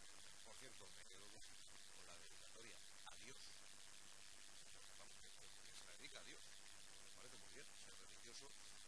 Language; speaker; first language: Spanish; native; Spanish